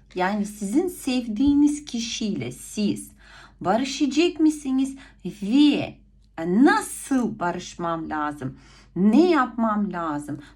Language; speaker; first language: Turkish; non-native, fluent; Ukrainian